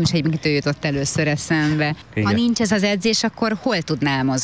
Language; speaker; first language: Hungarian; native; Hungarian